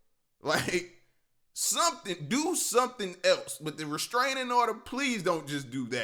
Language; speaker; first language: English; native; English